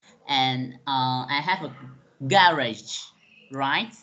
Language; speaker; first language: English; non-native, learner; Vietnamese